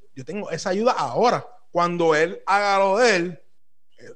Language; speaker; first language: Spanish; native; Spanish